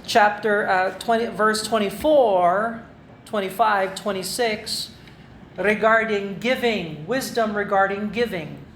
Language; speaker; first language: English; non-native, local second language; Filipino